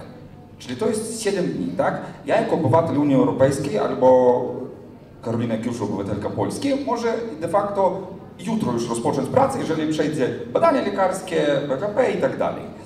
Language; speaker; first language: Polish; non-native, fluent; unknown